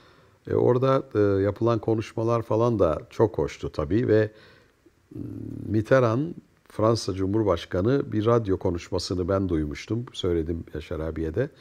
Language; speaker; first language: Turkish; native; Turkish